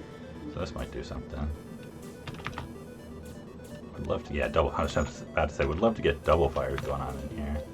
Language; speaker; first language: English; native; English